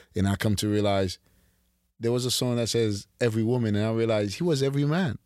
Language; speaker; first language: English; early bilingual, other home language; Haitian Creole